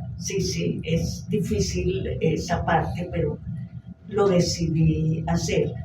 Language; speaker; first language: Spanish; early bilingual, other home language; Hebrew